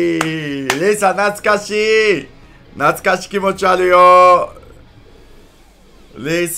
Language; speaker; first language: Japanese; non-native, learner; English